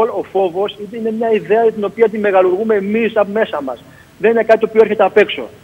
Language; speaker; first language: Greek; native; Greek